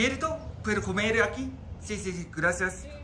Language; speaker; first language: Spanish; non-native, learner; Japanese